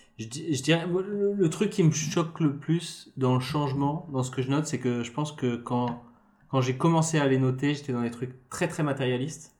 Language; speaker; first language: French; native; French